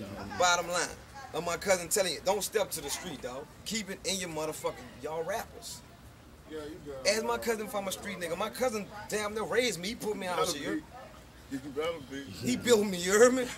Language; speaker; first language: English; native; English